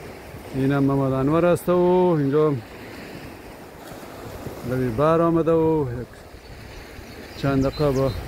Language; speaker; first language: Persian; native; Persian